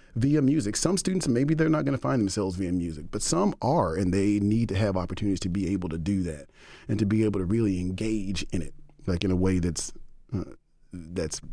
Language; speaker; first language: English; native; English